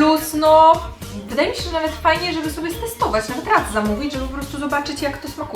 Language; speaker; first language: Polish; native; Polish